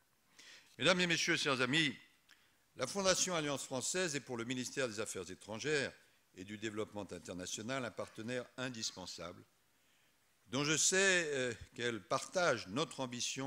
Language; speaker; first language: French; native; French